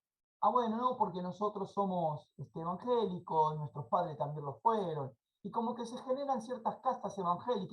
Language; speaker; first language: Spanish; native; Spanish